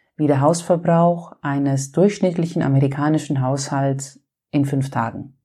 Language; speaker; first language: German; non-native, fluent; Greek